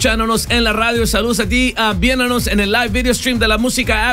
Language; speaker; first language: Spanish; early bilingual, heritage; Spanish